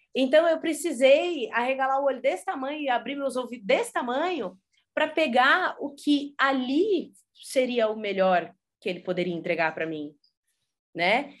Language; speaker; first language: Portuguese; early bilingual, heritage; Portuguese